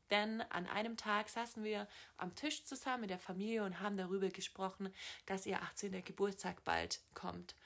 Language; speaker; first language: German; native; German